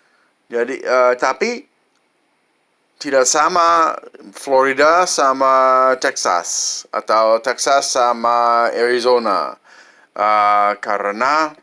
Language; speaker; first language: Indonesian; non-native, fluent; English